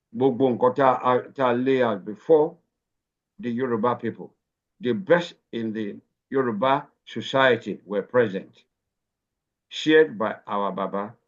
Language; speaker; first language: English; non-native, local second language; Yoruba